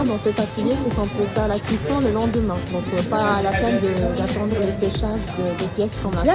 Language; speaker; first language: French; non-native, local second language; Arabic